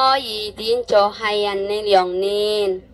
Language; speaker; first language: Cantonese; non-native, learner; Indonesian